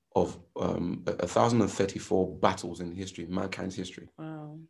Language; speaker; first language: English; non-native, local second language; Yoruba